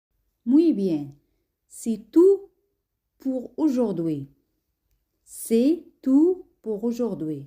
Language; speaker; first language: French; non-native, fluent; Spanish